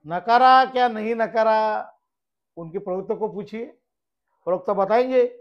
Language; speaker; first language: Hindi; non-native, local second language; Marathi